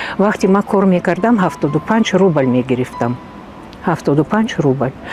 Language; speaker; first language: Tajik; non-native, fluent; Russian